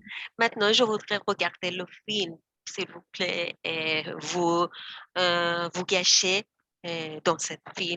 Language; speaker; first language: French; non-native, learner; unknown